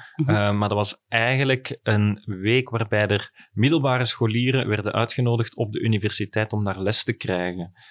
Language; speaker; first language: Dutch; native; Dutch